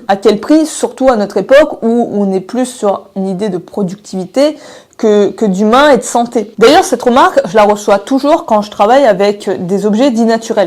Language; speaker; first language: French; native; French